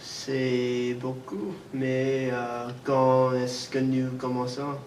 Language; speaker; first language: French; non-native, learner; English